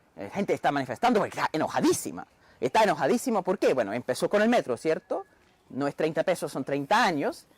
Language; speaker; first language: Spanish; non-native, fluent; English